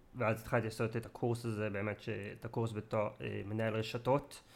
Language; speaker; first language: Hebrew; native; Hebrew